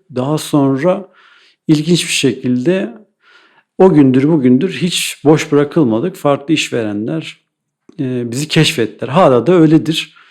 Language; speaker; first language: Turkish; native; Turkish